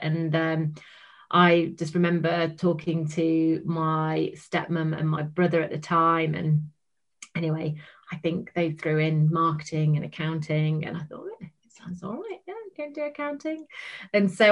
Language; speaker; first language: English; native; English